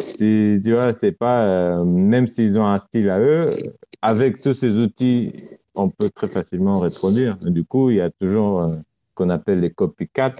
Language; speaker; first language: French; non-native, fluent; Romanian